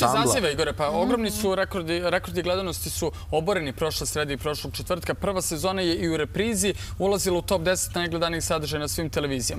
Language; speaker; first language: Serbian; native; Serbian